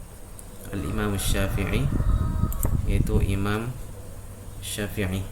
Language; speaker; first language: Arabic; non-native, fluent; Indonesian